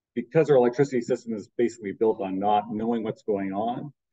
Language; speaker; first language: English; native; English